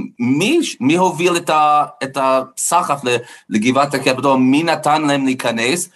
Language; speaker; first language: Hebrew; non-native, fluent; English